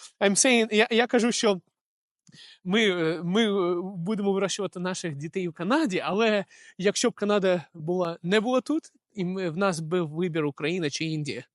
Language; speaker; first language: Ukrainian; non-native, local second language; Russian